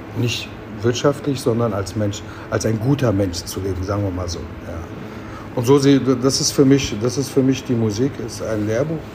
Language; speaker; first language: German; early bilingual, other home language; Turkish